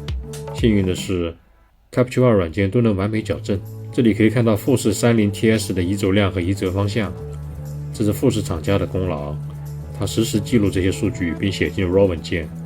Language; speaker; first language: Chinese; native; Chinese